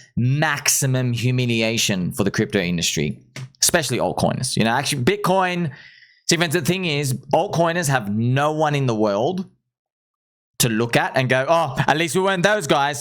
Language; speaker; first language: English; native; English